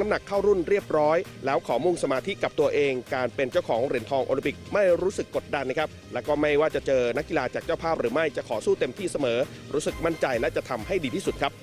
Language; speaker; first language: Thai; native; Thai